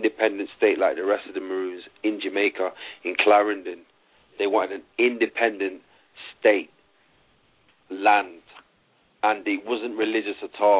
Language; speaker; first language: English; native; English